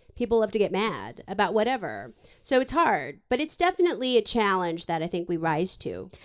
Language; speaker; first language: English; native; English